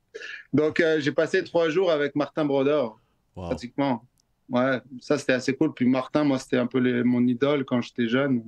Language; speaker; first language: French; native; French